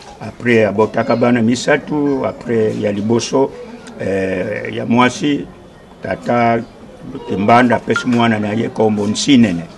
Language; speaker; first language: Lingala; non-native, local second language; Kongo